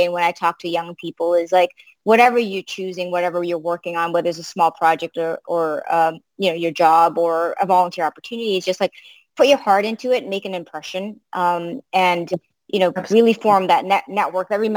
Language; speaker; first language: English; early bilingual, other home language; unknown